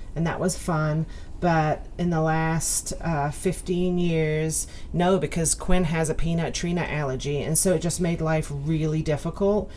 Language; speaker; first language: English; native; English